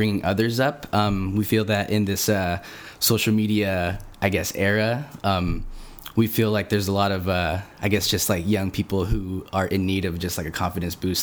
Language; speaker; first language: English; native; English